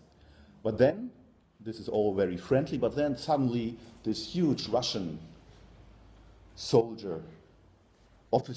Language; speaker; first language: English; non-native, fluent; German